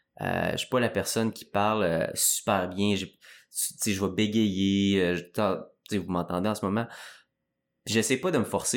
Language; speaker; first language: French; native; French